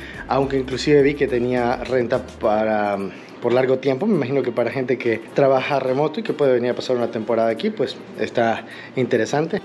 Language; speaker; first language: Spanish; native; Spanish